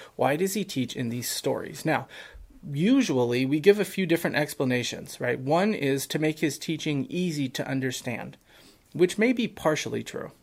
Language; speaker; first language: English; native; English